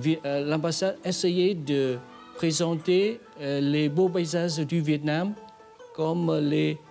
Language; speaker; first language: French; non-native, fluent; Vietnamese